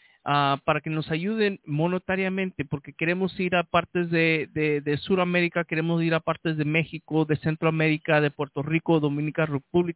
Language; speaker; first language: Spanish; early bilingual, heritage; Spanish